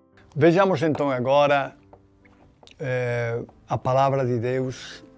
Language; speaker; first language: Portuguese; non-native, fluent; Spanish